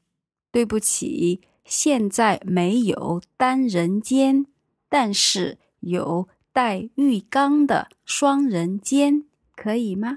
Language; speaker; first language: Chinese; native; Chinese